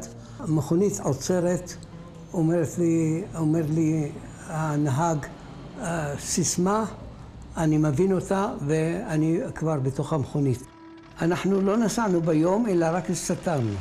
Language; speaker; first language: Hebrew; non-native, fluent; Arabic